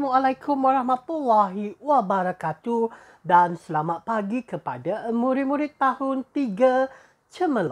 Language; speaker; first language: Malay; native; Malay